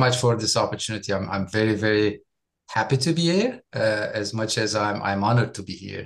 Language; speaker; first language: English; non-native, fluent; Turkish